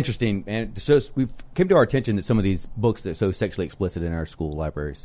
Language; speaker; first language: English; native; English